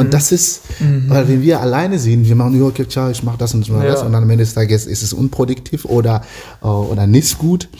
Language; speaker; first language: German; non-native, learner; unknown